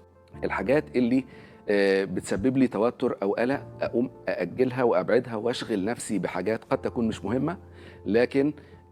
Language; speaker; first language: Arabic; native; Arabic